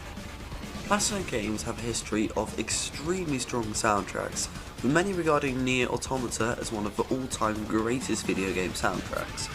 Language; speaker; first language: English; native; English